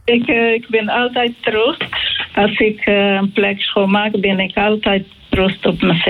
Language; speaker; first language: Dutch; non-native, learner; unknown